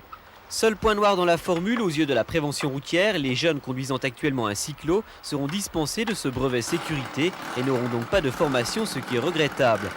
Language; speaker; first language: French; native; French